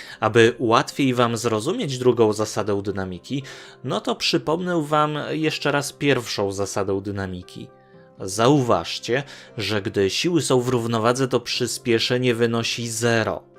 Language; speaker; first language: Polish; native; Polish